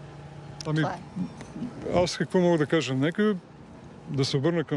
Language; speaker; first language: Bulgarian; native; Bulgarian